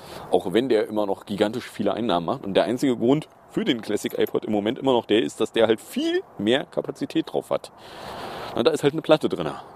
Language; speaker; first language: German; native; German